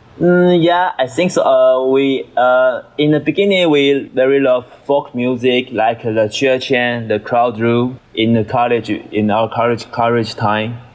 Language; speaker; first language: English; non-native, learner; Chinese